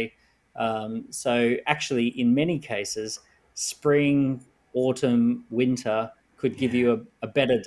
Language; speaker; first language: English; native; English